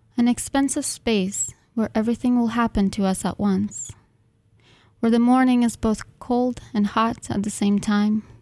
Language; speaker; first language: English; non-native, fluent; Russian